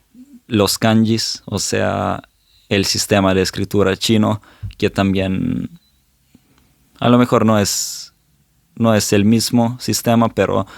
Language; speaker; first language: Spanish; non-native, fluent; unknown